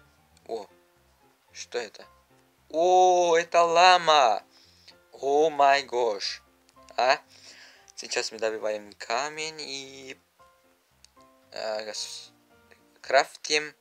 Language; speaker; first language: Russian; non-native, learner; Uzbek